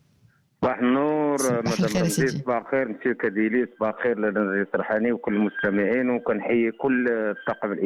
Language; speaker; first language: Arabic; native; Arabic